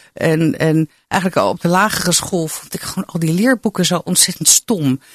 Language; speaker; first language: Dutch; native; Dutch